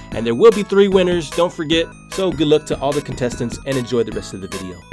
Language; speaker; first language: English; native; English